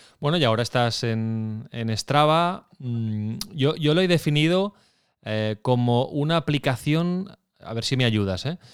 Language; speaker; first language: Spanish; native; Spanish